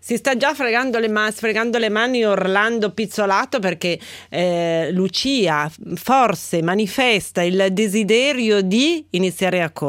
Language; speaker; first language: Italian; native; Italian